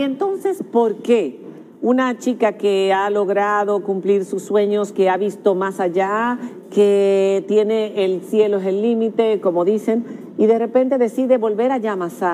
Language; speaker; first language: Spanish; native; Spanish